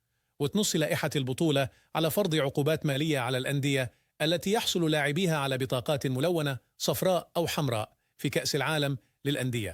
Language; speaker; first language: Arabic; native; Arabic